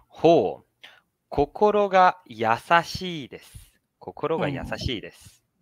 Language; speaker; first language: Japanese; non-native, fluent; Portuguese